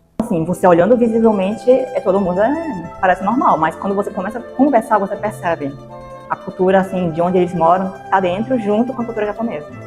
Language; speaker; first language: Portuguese; non-native, fluent; Japanese